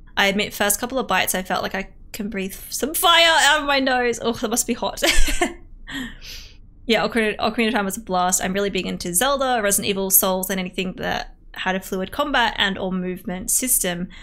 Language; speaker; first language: English; native; English